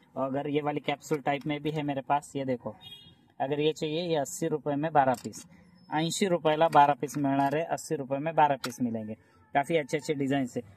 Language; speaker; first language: Hindi; non-native, local second language; Marathi